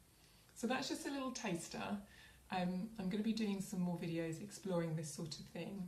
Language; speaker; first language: English; native; English